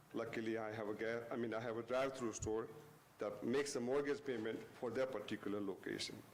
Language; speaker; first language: English; non-native, local second language; Gujarati